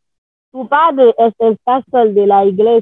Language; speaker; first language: Spanish; non-native, learner; Haitian Creole